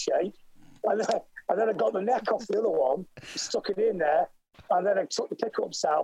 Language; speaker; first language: English; native; English